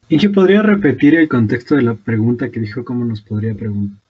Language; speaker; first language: Spanish; native; Spanish